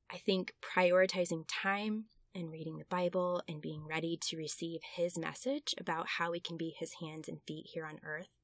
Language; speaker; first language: English; native; English